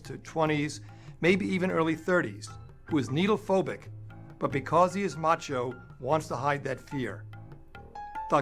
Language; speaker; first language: English; native; English